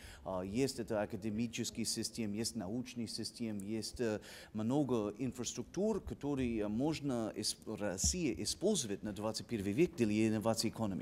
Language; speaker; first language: Russian; non-native, learner; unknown